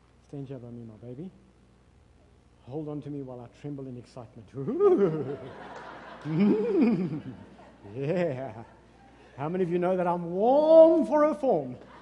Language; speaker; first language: English; non-native, local second language; Afrikaans